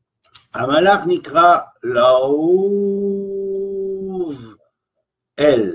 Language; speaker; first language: Hebrew; non-native, fluent; French